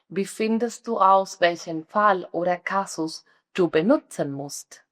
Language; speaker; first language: German; non-native, fluent; Spanish